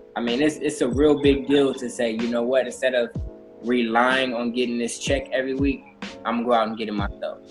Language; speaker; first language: English; native; English